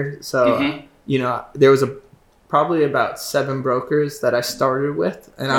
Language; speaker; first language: English; native; English